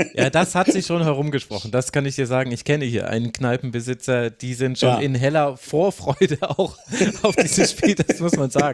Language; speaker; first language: German; native; German